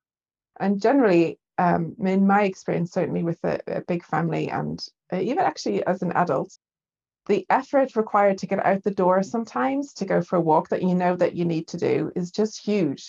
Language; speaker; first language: English; native; English